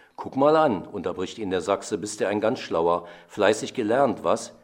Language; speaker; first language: German; native; German